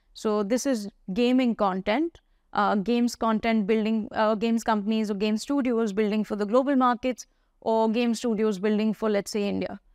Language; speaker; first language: English; non-native, local second language; Hindi